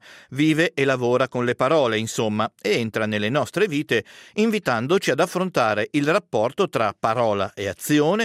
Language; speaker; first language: Italian; native; Italian